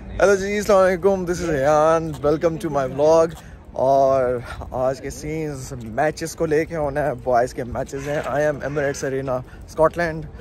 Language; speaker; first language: Urdu; native; Urdu